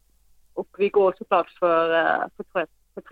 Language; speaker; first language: Swedish; non-native, fluent; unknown